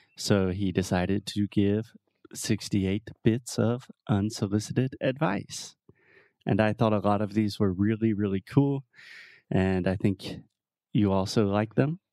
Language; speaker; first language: English; native; English